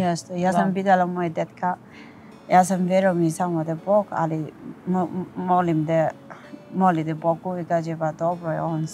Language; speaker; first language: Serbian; non-native, learner; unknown